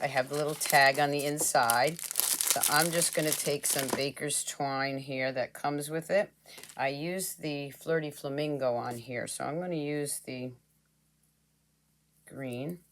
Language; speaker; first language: English; native; English